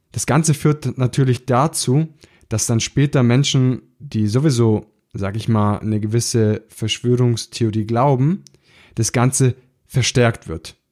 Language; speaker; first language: German; early bilingual, other home language; Italian